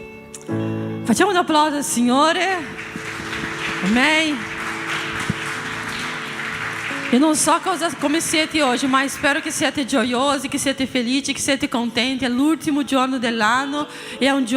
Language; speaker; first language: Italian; non-native, fluent; Portuguese